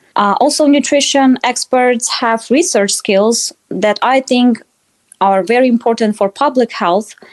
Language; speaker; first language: English; non-native, fluent; Russian